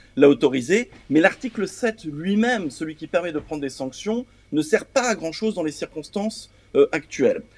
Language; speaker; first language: French; native; French